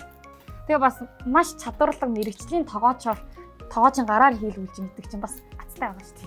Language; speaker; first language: Mongolian; non-native, fluent; Korean